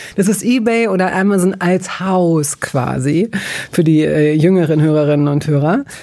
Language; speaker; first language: German; native; German